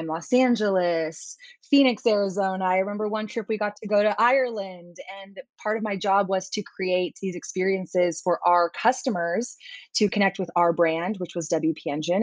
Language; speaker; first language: English; native; English